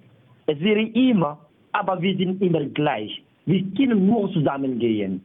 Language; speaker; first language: German; non-native, fluent; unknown